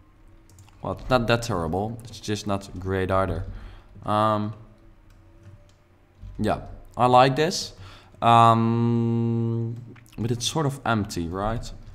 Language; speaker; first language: English; non-native, fluent; Dutch